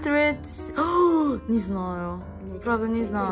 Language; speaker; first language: Russian; non-native, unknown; Korean